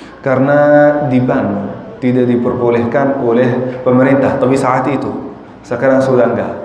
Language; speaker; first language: Indonesian; non-native, fluent; Arabic